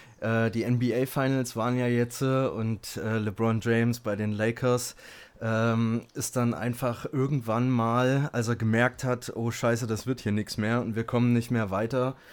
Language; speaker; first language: German; native; German